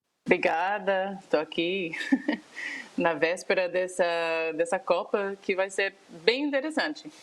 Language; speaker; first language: Portuguese; non-native, fluent; English